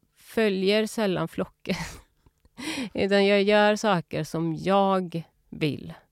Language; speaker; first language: Swedish; early bilingual, other home language; Urdu